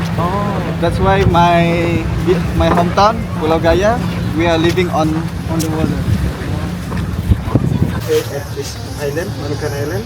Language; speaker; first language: English; non-native, local second language; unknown